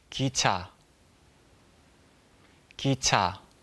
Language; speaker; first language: Korean; non-native, learner; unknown